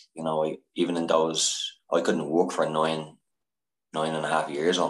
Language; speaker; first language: English; native; English